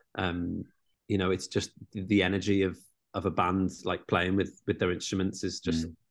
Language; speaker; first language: English; native; English